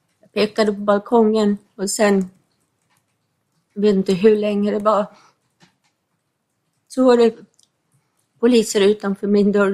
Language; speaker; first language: Swedish; non-native, fluent; English